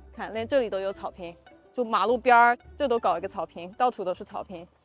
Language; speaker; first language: Chinese; non-native, fluent; English